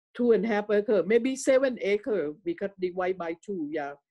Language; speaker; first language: English; non-native, learner; Thai